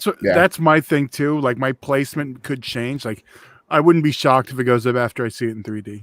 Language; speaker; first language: English; native; English